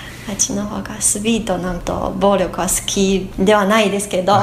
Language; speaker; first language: Japanese; non-native, fluent; Chinese